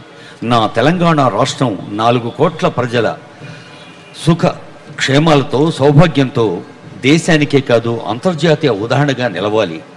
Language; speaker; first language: Telugu; native; Telugu